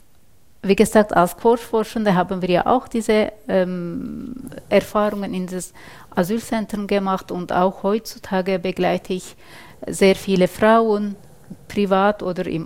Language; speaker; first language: German; non-native, fluent; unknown